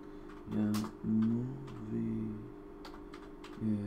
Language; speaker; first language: Polish; non-native, learner; English